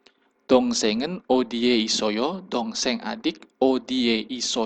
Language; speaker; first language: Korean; non-native, fluent; Indonesian